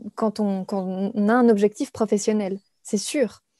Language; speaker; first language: French; native; French